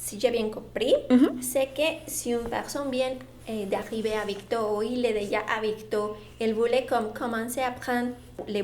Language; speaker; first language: French; non-native, learner; Spanish